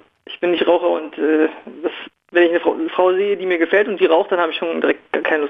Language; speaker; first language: German; native; German